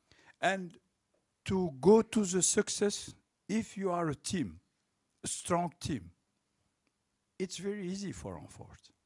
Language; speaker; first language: English; non-native, local second language; French